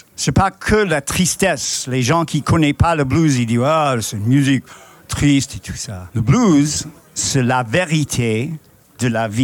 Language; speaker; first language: French; non-native, fluent; English